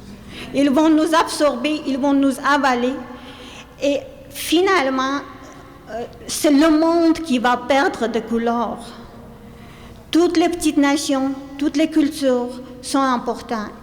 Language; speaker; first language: French; non-native, fluent; Armenian